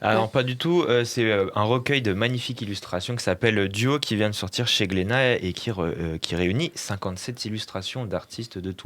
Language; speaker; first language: French; native; French